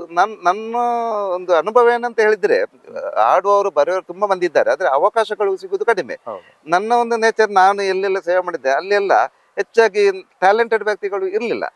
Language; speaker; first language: Kannada; non-native, local second language; Konkani